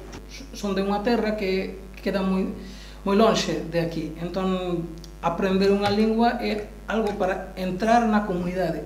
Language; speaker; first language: Galician; non-native, learner; Bangla